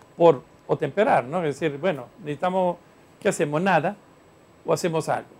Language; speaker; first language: Spanish; non-native, fluent; Italian